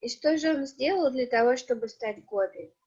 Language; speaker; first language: Russian; native; Russian